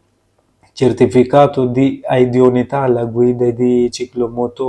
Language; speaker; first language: Italian; non-native, learner; Urdu